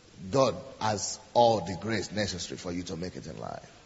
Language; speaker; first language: English; non-native, local second language; Yoruba